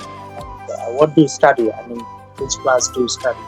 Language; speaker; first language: English; non-native, learner; Bangla